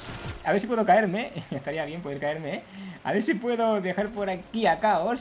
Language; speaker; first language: Spanish; native; Spanish